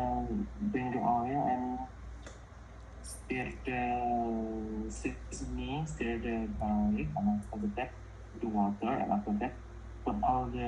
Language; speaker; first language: English; non-native, learner; Indonesian